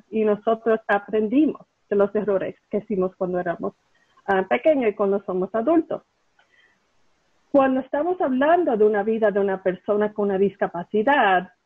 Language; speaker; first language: Spanish; early bilingual, heritage; Spanish